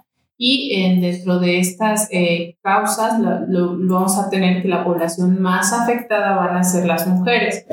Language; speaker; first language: Spanish; native; Spanish